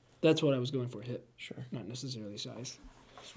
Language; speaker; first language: English; native; English